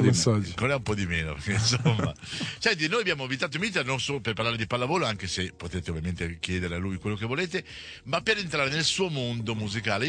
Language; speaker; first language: Italian; native; Italian